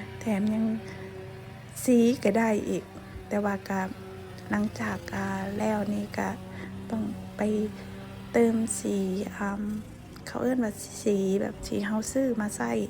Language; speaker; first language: Thai; non-native, local second language; Lao